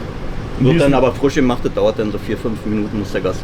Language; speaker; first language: German; native; German